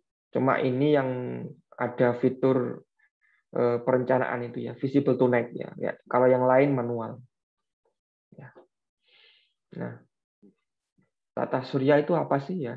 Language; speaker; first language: Indonesian; native; Indonesian